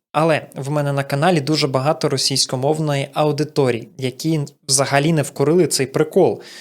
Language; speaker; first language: Ukrainian; non-native, local second language; Russian